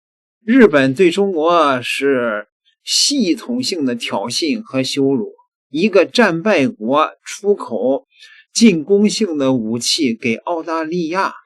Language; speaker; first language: Chinese; native; Chinese